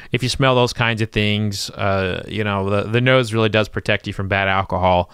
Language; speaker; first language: English; native; English